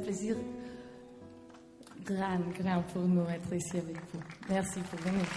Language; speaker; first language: French; non-native, learner; Spanish